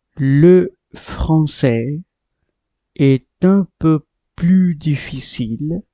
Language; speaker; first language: French; non-native, fluent; Marathi